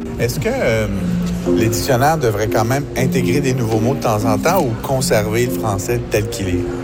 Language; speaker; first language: French; native; French